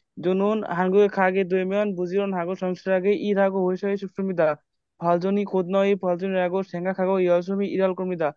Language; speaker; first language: Korean; non-native, learner; Bangla